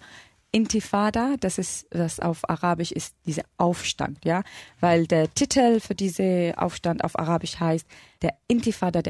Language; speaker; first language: German; non-native, fluent; Arabic